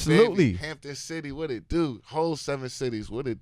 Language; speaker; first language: English; native; English